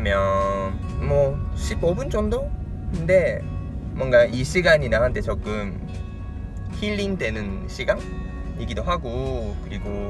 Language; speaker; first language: Korean; non-native, fluent; Japanese